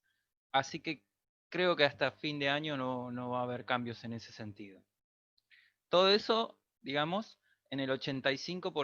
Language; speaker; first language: Spanish; native; Spanish